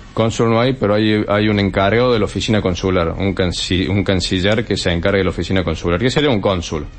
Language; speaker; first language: Spanish; native; Spanish